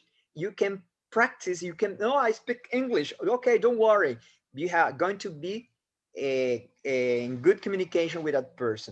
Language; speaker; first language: English; non-native, fluent; Spanish